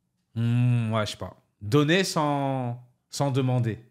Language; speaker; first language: French; native; French